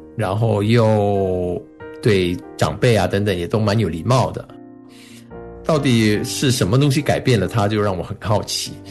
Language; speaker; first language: Chinese; native; Chinese